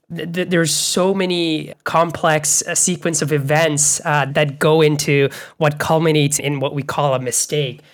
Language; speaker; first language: English; non-native, local second language; Bangla